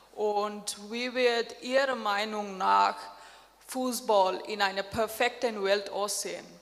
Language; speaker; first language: German; non-native, learner; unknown